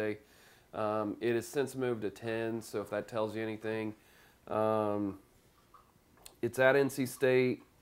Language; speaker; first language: English; native; English